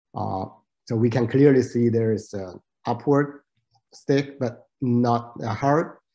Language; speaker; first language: English; non-native, fluent; Chinese